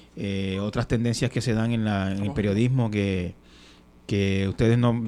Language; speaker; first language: Spanish; native; Spanish